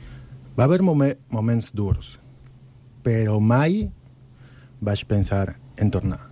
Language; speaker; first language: Catalan; non-native, learner; Spanish